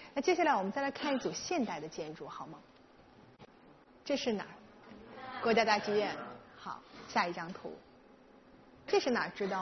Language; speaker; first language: Chinese; native; Chinese